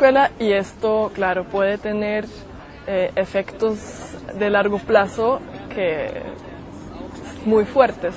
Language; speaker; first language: Spanish; non-native, fluent; German